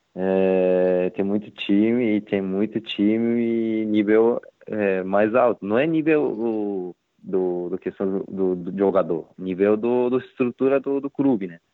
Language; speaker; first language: Portuguese; non-native, fluent; Japanese